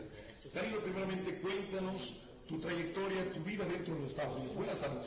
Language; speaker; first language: Spanish; native; Spanish